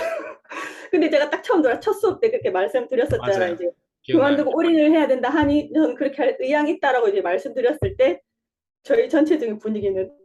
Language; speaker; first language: Korean; native; Korean